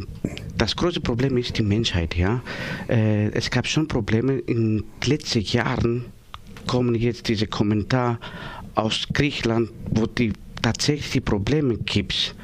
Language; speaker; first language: German; non-native, learner; Greek